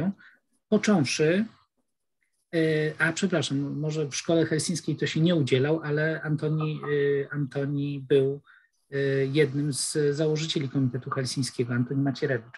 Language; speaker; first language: Polish; native; Polish